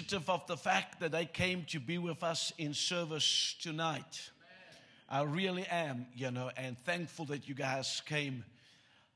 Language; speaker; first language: English; non-native, local second language; Afrikaans